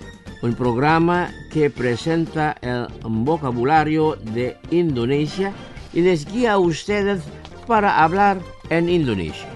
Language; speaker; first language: Spanish; non-native, fluent; Indonesian